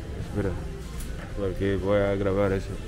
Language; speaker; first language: Spanish; non-native, learner; English